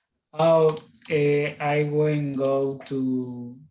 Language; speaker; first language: English; non-native, learner; Spanish